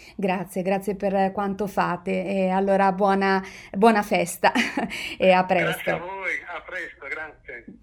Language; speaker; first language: Italian; native; Italian